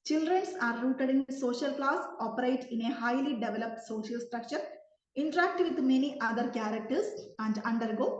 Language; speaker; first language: English; non-native, local second language; Malayalam